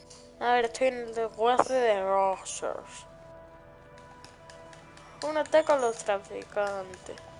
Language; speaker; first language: Spanish; native; Spanish